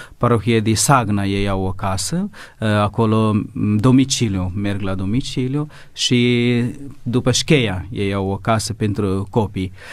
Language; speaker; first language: Romanian; non-native, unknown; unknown